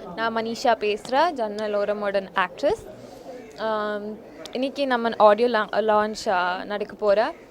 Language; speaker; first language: Tamil; non-native, fluent; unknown